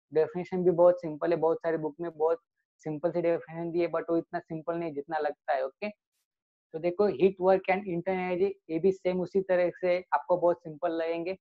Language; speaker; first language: Hindi; native; Hindi